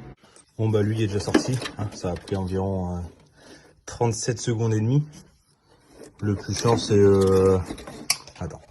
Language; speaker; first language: French; native; French